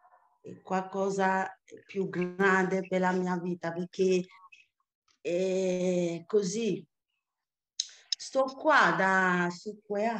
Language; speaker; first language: Italian; non-native, learner; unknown